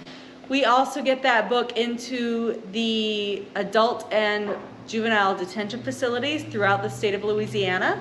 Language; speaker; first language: English; native; English